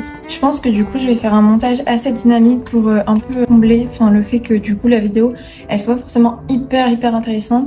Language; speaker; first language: French; native; French